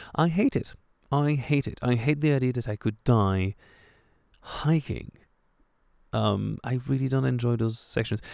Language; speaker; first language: English; non-native, fluent; French